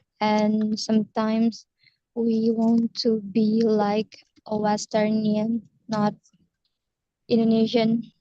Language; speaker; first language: English; non-native, learner; Indonesian